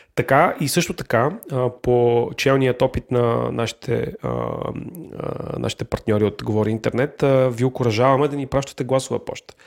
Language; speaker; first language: Bulgarian; native; Bulgarian